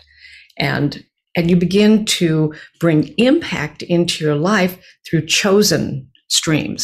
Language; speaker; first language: English; native; English